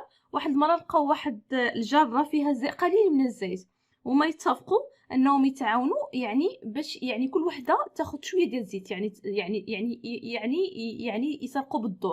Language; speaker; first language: Arabic; native; Arabic